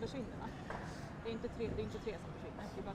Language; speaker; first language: Swedish; native; Swedish